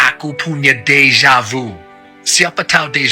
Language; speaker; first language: Indonesian; non-native, learner; English